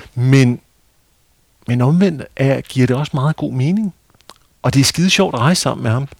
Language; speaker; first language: Danish; native; Danish